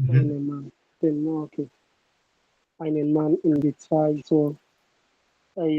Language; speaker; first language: German; non-native, learner; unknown